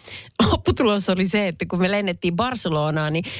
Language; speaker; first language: Finnish; native; Finnish